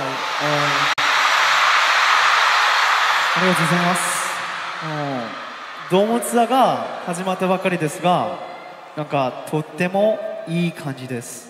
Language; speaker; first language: Japanese; non-native, fluent; Korean